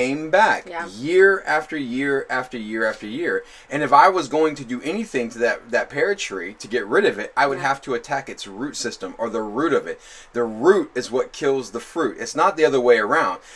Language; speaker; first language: English; native; English